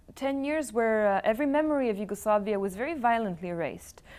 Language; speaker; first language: English; non-native, fluent; Serbian